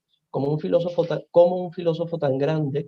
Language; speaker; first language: Spanish; native; Spanish